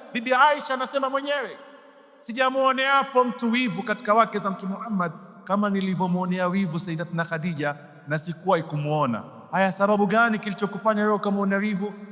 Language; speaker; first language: Swahili; native; Swahili